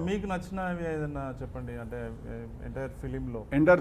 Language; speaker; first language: Telugu; native; Telugu